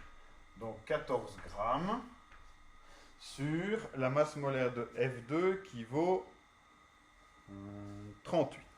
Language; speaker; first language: French; native; French